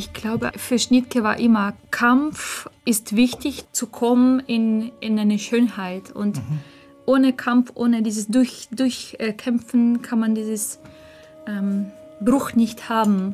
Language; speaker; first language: German; non-native, fluent; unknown